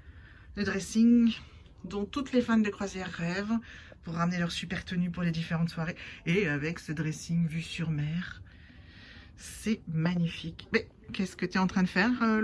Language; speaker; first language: French; native; French